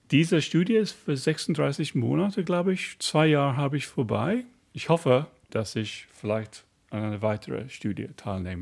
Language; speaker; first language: German; non-native, fluent; English